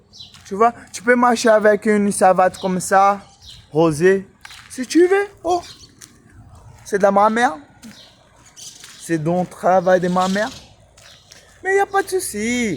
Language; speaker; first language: French; non-native, learner; Portuguese